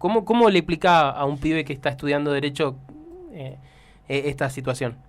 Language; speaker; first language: Spanish; native; Spanish